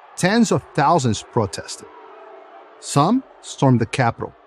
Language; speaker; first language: English; non-native, fluent; Portuguese